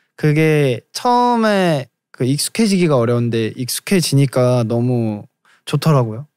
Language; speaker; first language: Korean; native; Korean